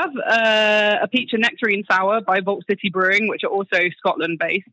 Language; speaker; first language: English; native; English